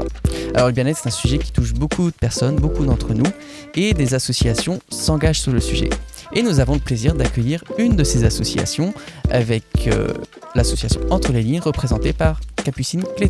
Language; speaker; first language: French; native; French